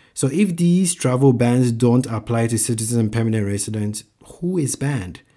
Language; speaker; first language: English; non-native, local second language; Akan